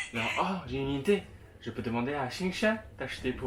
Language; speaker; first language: French; non-native, fluent; Chinese